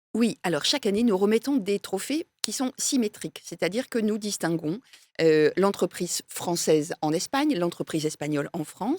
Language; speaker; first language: French; native; French